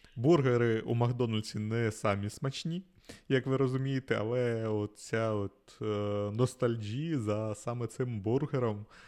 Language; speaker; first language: Ukrainian; non-native, local second language; Russian